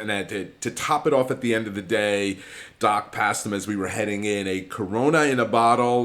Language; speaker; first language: English; native; English